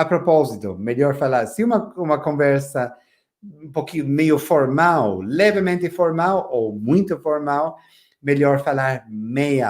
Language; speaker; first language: Portuguese; non-native, fluent; English